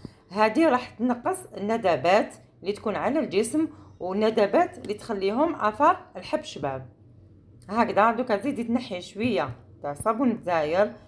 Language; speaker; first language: Arabic; native; Arabic